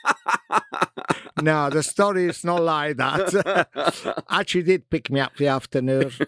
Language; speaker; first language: English; non-native, fluent; Italian